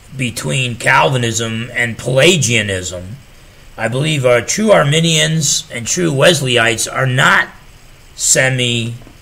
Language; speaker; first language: English; native; English